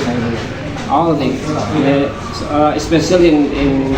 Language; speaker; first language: English; non-native, learner; Indonesian